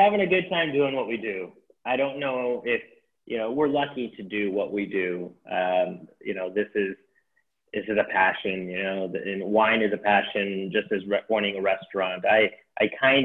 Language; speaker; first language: English; native; English